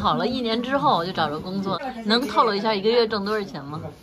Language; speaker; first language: Chinese; native; Chinese